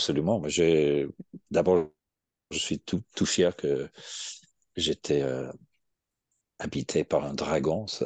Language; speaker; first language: French; non-native, fluent; English